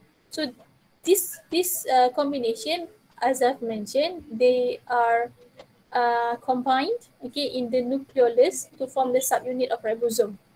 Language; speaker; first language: English; non-native, local second language; Malay